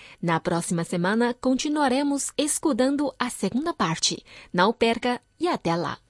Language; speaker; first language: Portuguese; non-native, fluent; Chinese